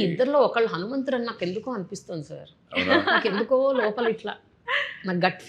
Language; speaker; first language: Telugu; native; Telugu